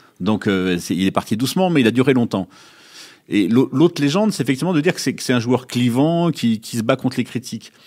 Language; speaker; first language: French; native; French